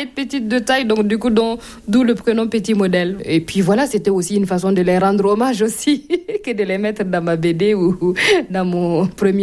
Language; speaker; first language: French; non-native, local second language; Mossi